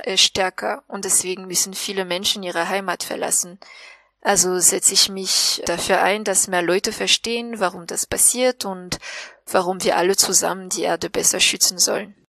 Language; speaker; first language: German; non-native, fluent; Malagasy